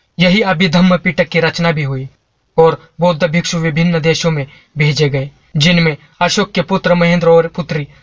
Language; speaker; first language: Hindi; non-native, local second language; Marathi